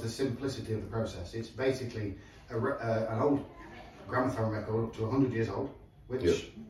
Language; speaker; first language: English; native; English